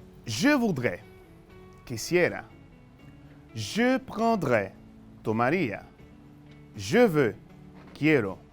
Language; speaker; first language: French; non-native, fluent; Spanish